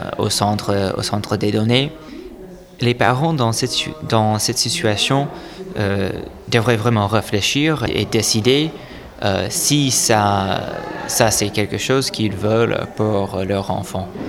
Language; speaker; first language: French; non-native, fluent; English